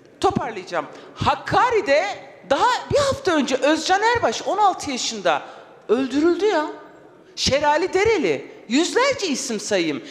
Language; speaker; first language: Turkish; non-native, local second language; Kurdish